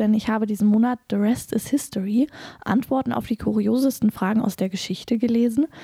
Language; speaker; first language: German; native; German